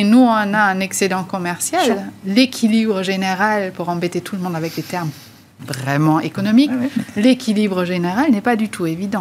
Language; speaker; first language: French; native; French